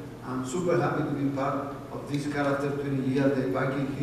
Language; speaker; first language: English; non-native, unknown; Spanish